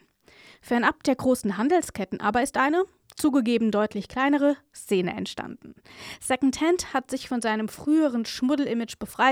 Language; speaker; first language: German; native; German